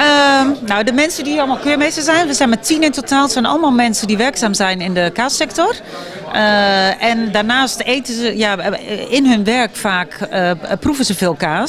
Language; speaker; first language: Dutch; native; Dutch